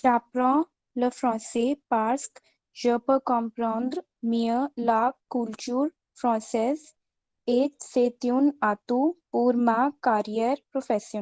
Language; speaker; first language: French; non-native, learner; Hindi